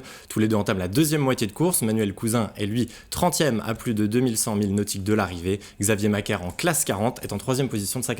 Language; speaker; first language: French; native; French